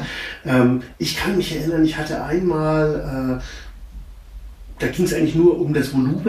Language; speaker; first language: German; native; German